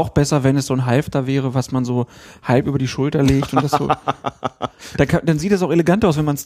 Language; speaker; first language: German; native; German